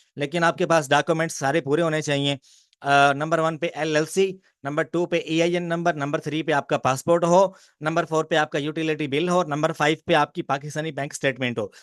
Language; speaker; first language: Urdu; non-native, local second language; Punjabi